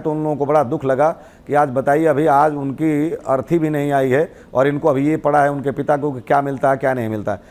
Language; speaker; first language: Hindi; native; Hindi